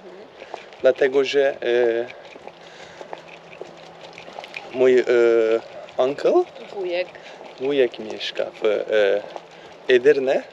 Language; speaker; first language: Polish; non-native, learner; Turkish